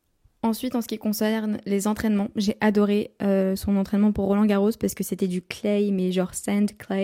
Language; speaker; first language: French; native; French